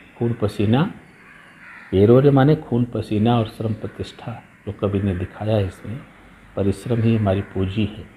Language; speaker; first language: Hindi; native; Hindi